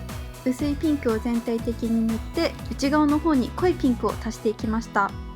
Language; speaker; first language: Japanese; native; Japanese